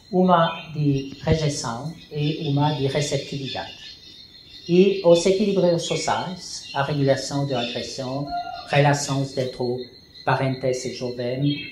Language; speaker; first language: Portuguese; non-native, learner; French